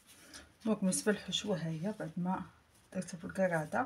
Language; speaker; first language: Arabic; native; Arabic